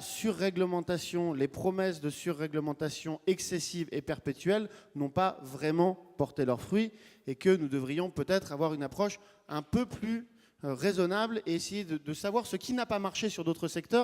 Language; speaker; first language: French; native; French